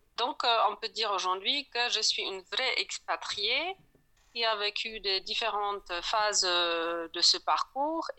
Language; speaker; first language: French; non-native, fluent; Polish